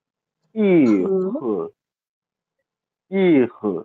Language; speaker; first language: Chinese; non-native, learner; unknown